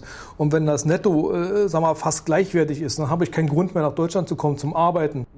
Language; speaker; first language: German; native; German